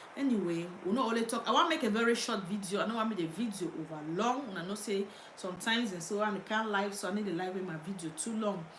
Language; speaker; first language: Nigerian Pidgin; native; Nigerian Pidgin